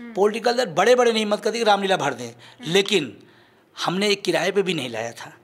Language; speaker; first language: Hindi; native; Hindi